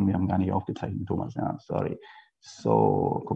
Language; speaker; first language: German; native; German